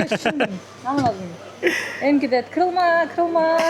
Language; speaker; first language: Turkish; non-native, learner; Kyrgyz